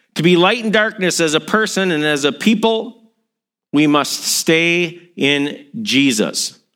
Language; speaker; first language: English; native; English